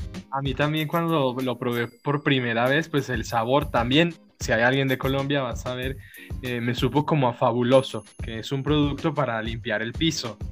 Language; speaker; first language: Spanish; native; Spanish